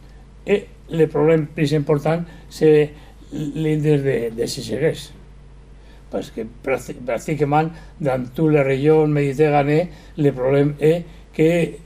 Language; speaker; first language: French; non-native, learner; Spanish